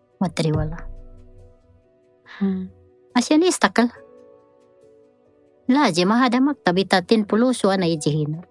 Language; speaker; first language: Arabic; non-native, learner; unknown